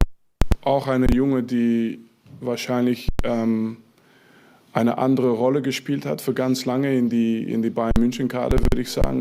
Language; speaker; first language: German; non-native, fluent; French